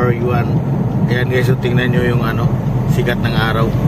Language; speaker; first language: Filipino; early bilingual, heritage; Filipino